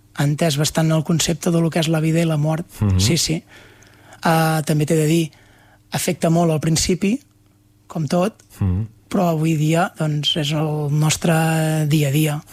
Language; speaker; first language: Catalan; native; Catalan